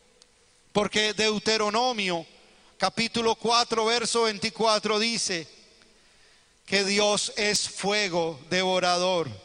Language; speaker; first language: Spanish; native; Spanish